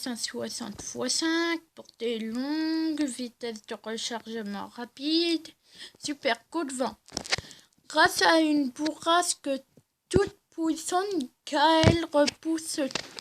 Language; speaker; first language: French; native; French